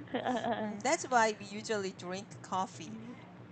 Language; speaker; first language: English; non-native, learner; Korean